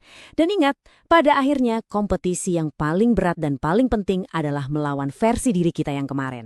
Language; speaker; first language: Indonesian; native; Indonesian